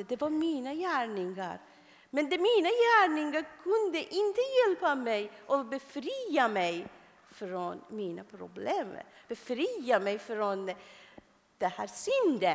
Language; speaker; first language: Swedish; non-native, fluent; Persian